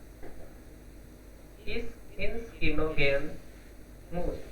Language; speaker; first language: German; non-native, learner; Hindi